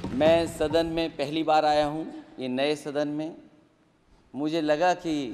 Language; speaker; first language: Hindi; native; Hindi